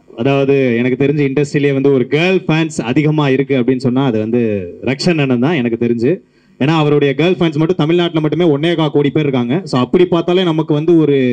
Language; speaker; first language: Tamil; native; Tamil